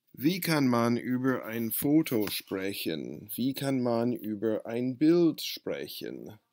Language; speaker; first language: German; non-native, fluent; English